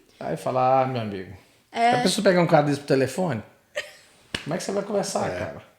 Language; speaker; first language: Portuguese; native; Portuguese